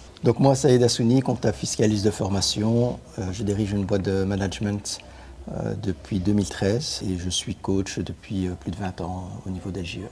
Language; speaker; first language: French; native; French